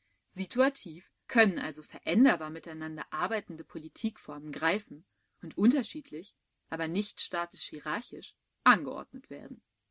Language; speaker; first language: German; native; German